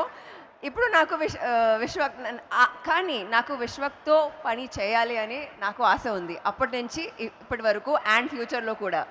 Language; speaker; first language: Telugu; non-native, fluent; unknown